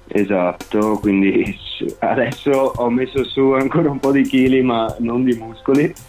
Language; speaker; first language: Italian; native; Italian